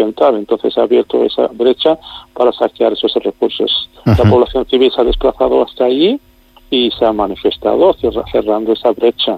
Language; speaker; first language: Spanish; non-native, local second language; Arabic